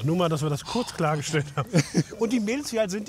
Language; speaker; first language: German; native; German